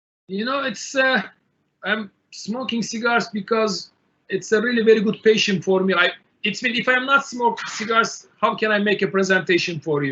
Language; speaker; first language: English; non-native, learner; Turkish